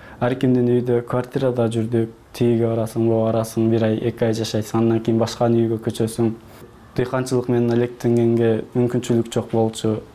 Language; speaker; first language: Kyrgyz; early bilingual, heritage; Kyrgyz